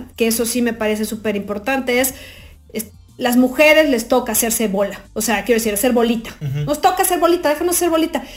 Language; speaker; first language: Spanish; native; Spanish